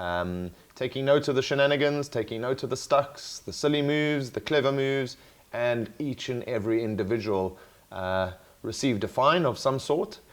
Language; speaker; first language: English; native; English